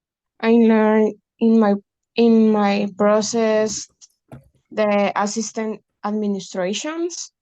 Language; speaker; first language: English; non-native, learner; Spanish